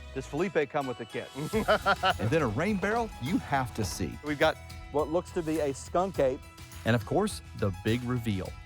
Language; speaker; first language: English; native; English